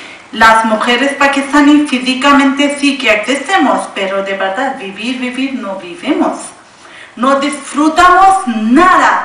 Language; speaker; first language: Spanish; non-native, learner; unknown